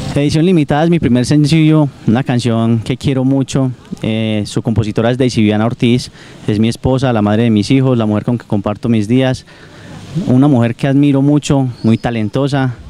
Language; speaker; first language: Spanish; native; Spanish